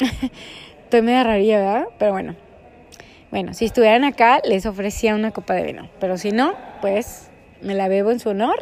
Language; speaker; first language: Spanish; native; Spanish